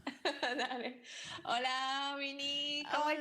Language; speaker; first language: Spanish; non-native, learner; Japanese